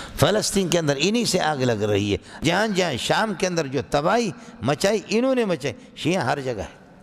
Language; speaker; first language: Urdu; non-native, local second language; Brahui